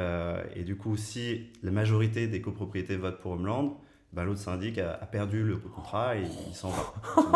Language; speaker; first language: French; native; French